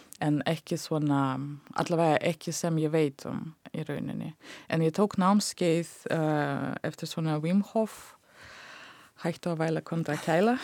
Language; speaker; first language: Icelandic; non-native, fluent; Russian